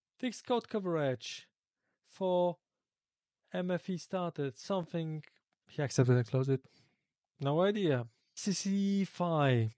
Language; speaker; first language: English; non-native, fluent; Polish